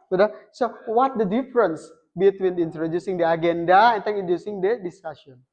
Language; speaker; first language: English; non-native, fluent; Indonesian